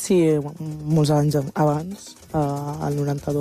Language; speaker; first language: Catalan; early bilingual, other home language; Wolof